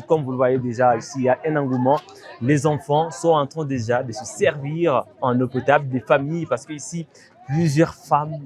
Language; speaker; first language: French; non-native, local second language; Swahili